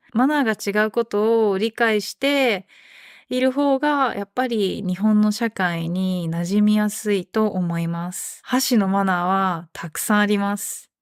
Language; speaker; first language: Japanese; native; Japanese